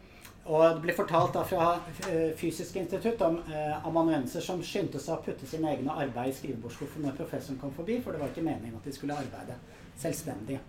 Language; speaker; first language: Norwegian; native; Norwegian